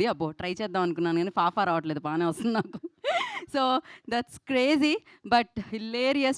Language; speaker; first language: Telugu; native; Telugu